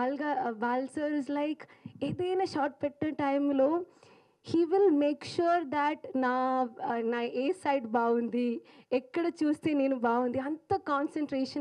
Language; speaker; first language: Telugu; non-native, learner; Malayalam